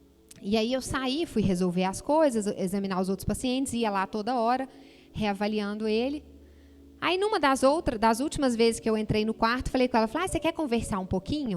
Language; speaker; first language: Portuguese; native; Portuguese